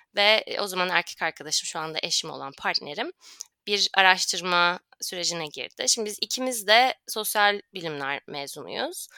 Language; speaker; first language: Turkish; native; Turkish